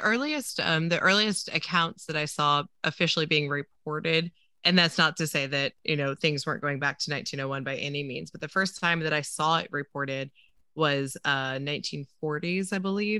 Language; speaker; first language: English; native; English